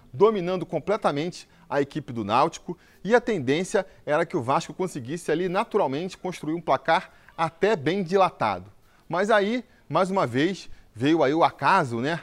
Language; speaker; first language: Portuguese; native; Portuguese